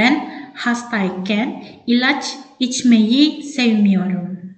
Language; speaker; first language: Turkish; non-native, fluent; Indonesian